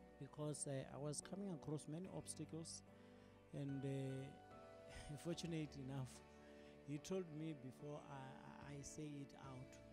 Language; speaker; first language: English; non-native, local second language; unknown